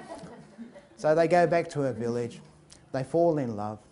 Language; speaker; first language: English; native; English